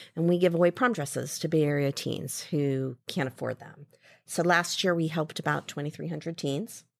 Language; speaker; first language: English; native; English